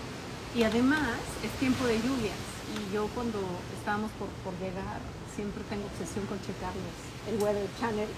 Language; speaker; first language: Spanish; early bilingual, other home language; Polish